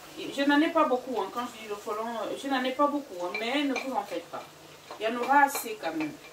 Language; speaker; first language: French; non-native, local second language; Fang